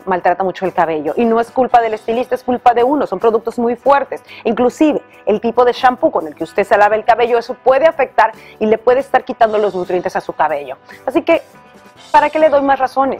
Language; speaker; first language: Spanish; native; Spanish